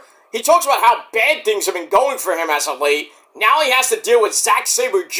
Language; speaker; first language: English; native; English